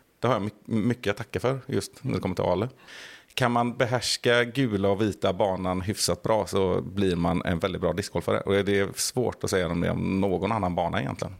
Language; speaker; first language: Swedish; native; Swedish